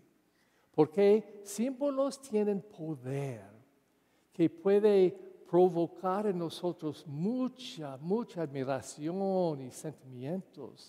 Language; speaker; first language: Spanish; non-native, fluent; English